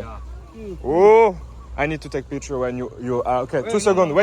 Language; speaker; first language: English; non-native, learner; French